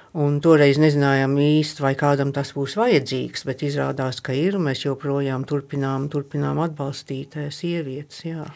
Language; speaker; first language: Latvian; early bilingual, heritage; Latvian